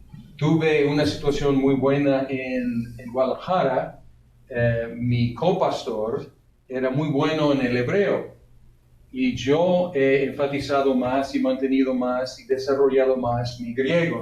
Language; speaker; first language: Spanish; non-native, fluent; English